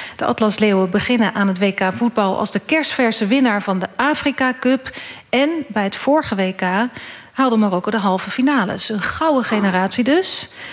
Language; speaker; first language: Dutch; native; Dutch